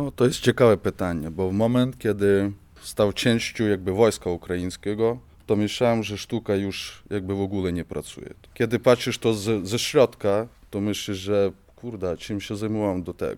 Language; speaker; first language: Polish; non-native, fluent; Ukrainian